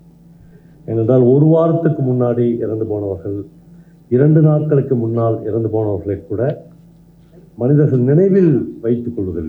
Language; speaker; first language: Tamil; native; Tamil